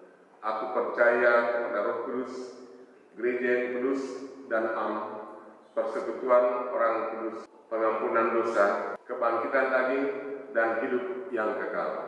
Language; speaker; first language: Indonesian; native; Indonesian